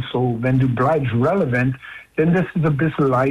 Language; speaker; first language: German; non-native, fluent; English